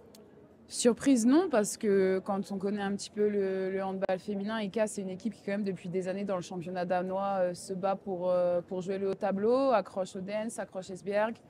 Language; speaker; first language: French; native; French